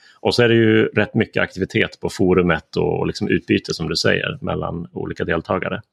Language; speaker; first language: Swedish; native; Swedish